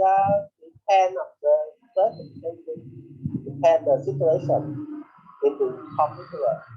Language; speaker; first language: English; non-native, learner; Vietnamese